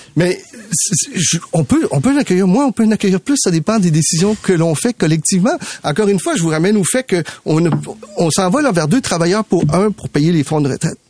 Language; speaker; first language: French; early bilingual, other home language; Spanish